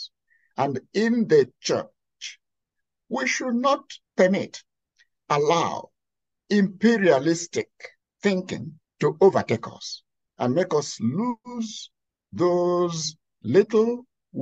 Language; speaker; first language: English; non-native, local second language; Igbo